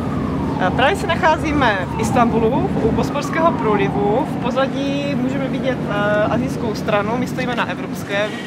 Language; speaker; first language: Czech; native; Czech